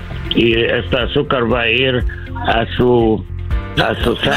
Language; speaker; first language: Spanish; non-native, learner; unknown